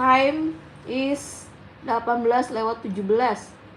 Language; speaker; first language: English; non-native, learner; Indonesian